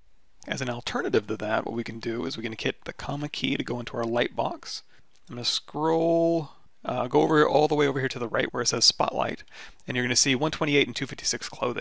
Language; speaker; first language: English; native; English